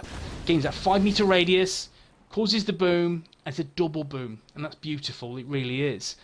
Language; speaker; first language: English; native; English